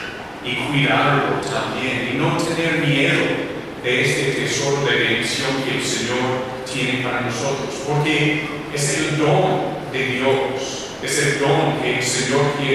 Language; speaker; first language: Spanish; non-native, learner; English